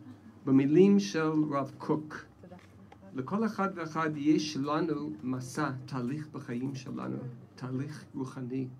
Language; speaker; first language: Hebrew; non-native, fluent; English